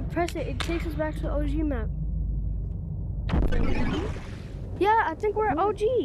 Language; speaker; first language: English; native; English